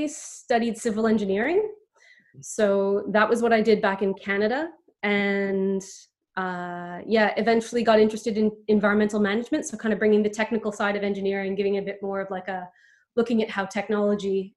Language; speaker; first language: English; native; English